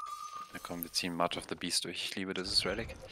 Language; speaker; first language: German; native; German